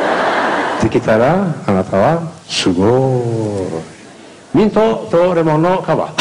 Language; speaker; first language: Japanese; non-native, learner; Turkish